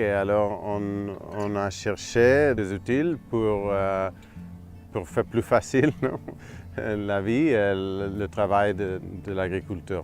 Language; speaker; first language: French; non-native, fluent; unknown